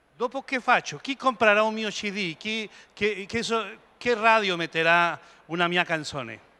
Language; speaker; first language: Italian; non-native, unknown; Spanish